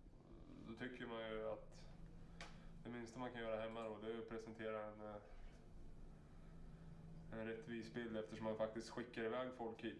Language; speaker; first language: Swedish; native; Swedish